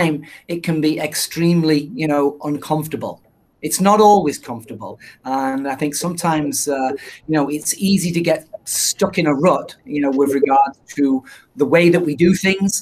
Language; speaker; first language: English; native; English